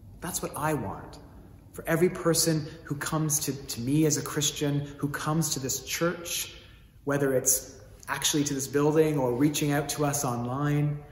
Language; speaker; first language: English; native; English